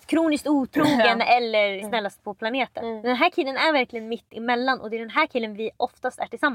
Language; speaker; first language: Swedish; native; Swedish